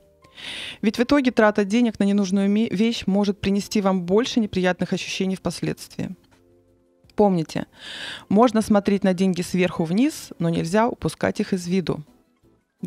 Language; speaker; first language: Russian; native; Russian